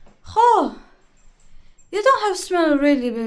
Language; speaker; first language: English; non-native, learner; Georgian